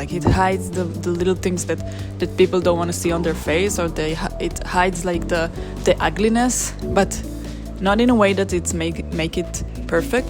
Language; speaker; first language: English; non-native, fluent; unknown